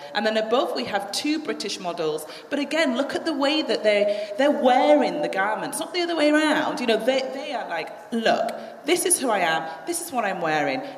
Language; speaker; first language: English; native; English